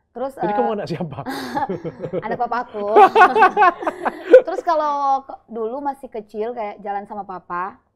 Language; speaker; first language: Indonesian; native; Indonesian